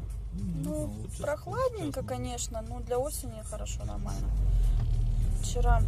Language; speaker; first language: Russian; native; Russian